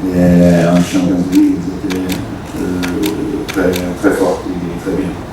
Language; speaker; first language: French; non-native, fluent; Portuguese